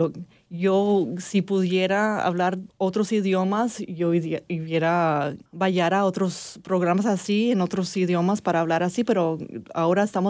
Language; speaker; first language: Spanish; early bilingual, heritage; English